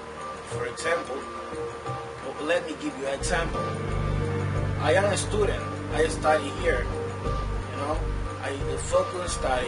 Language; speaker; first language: English; non-native, fluent; Spanish